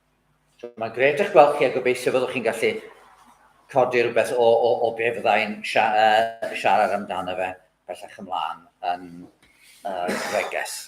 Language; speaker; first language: Welsh; native; Welsh